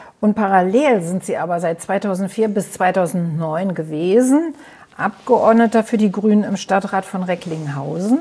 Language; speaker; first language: German; native; German